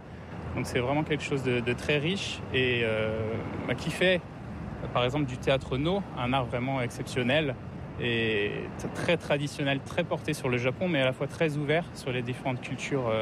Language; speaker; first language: French; native; French